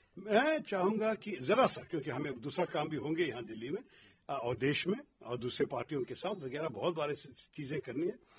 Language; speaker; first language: Hindi; non-native, local second language; Malayalam